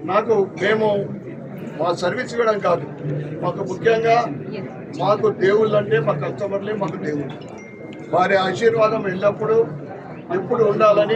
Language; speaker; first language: Telugu; native; Telugu